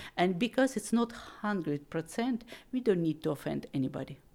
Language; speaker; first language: English; non-native, learner; Russian